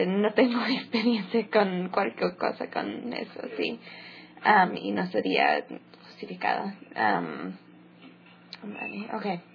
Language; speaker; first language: Spanish; early bilingual, heritage; English